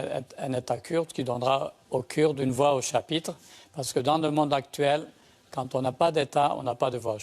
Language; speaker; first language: French; native; French